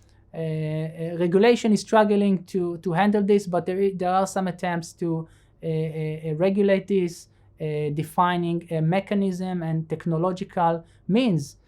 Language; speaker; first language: English; non-native, fluent; Hebrew